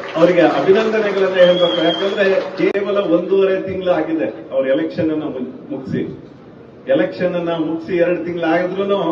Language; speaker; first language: Kannada; native; Kannada